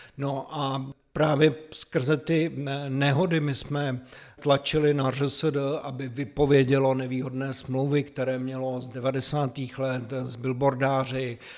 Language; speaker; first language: Czech; native; Czech